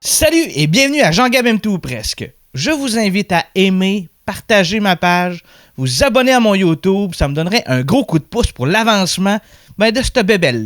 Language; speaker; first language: French; native; French